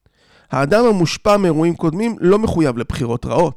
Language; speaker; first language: Hebrew; native; Hebrew